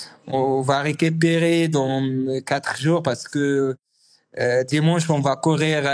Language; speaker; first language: French; non-native, learner; Arabic